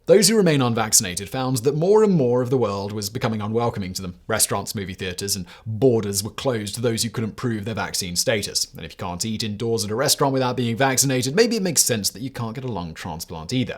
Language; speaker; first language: English; native; English